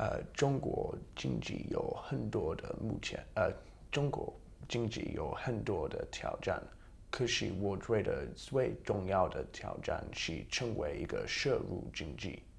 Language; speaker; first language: Chinese; non-native, learner; English